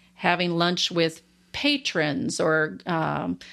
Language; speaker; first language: English; native; English